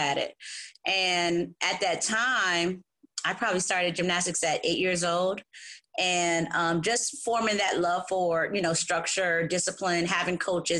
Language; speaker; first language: English; native; English